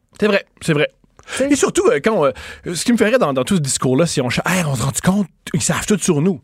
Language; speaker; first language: French; native; French